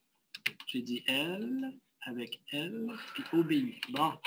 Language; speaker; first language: French; native; French